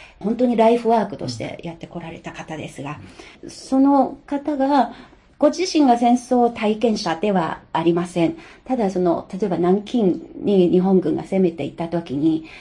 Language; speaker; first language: Japanese; non-native, fluent; Chinese